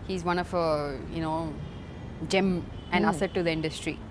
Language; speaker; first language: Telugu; non-native, learner; Tamil